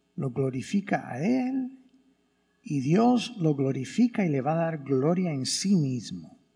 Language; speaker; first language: Spanish; early bilingual, other home language; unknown